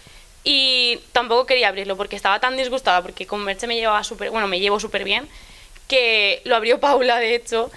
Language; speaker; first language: Spanish; native; Spanish